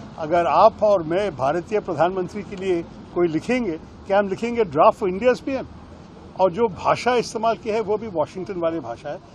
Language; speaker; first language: Hindi; non-native, local second language; Malayalam